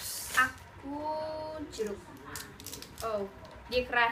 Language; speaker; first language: Indonesian; non-native, fluent; English